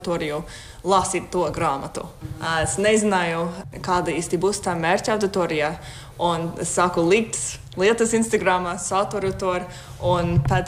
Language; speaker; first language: Latvian; non-native, fluent; English